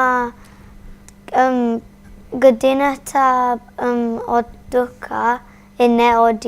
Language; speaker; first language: Macedonian; early bilingual, heritage; Macedonian